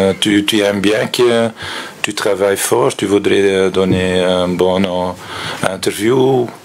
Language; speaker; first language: French; non-native, fluent; Dutch